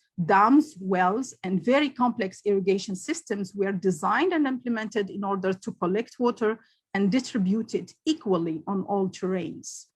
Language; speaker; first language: English; non-native, local second language; Arabic